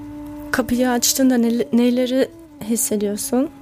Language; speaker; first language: Turkish; early bilingual, heritage; Turkish